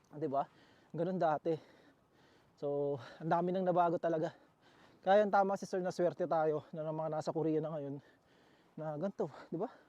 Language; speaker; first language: Filipino; native; Filipino